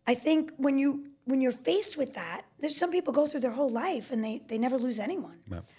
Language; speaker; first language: English; native; English